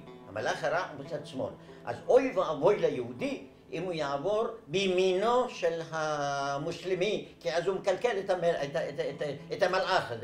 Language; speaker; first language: Hebrew; non-native, fluent; Arabic